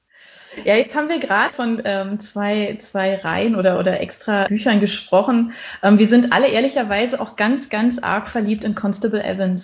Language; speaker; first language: German; native; German